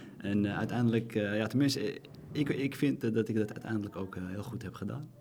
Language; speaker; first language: Dutch; early bilingual, other home language; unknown